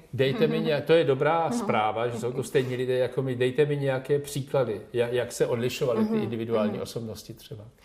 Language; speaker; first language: Czech; native; Czech